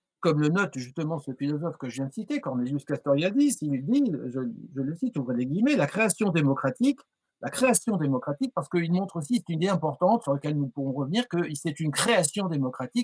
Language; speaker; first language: French; native; French